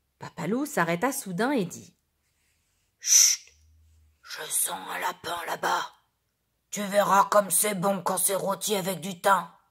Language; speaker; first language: French; native; French